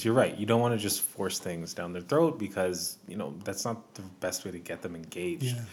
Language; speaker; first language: English; native; English